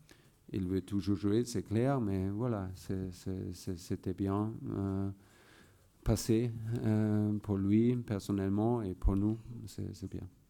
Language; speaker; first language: French; non-native, fluent; German